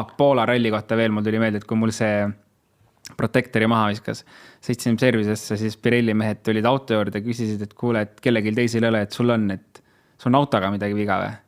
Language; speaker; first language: Estonian; native; Estonian